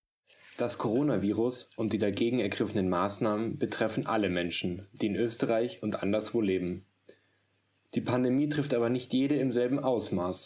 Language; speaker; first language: German; native; German